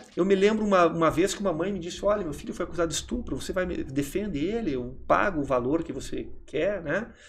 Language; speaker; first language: Portuguese; native; Portuguese